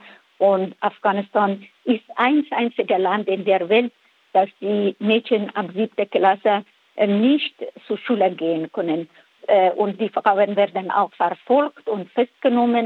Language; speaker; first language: German; non-native, fluent; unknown